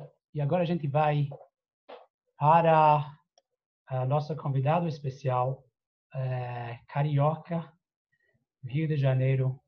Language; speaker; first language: Portuguese; non-native, fluent; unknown